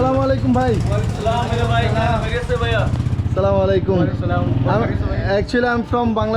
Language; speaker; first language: Hindi; non-native, learner; Bangla